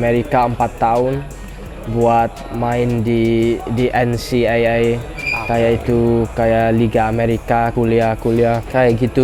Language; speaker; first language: Indonesian; early bilingual, heritage; English